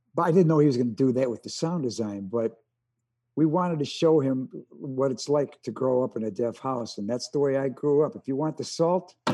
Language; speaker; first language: English; early bilingual, other home language; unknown